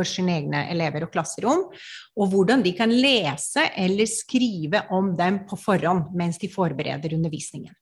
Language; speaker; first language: Norwegian; non-native, fluent; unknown